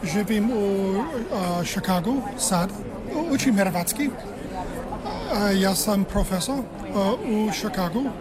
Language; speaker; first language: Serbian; non-native, learner; English